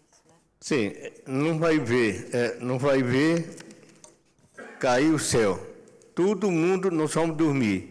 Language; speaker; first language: Portuguese; non-native, local second language; Yanomámi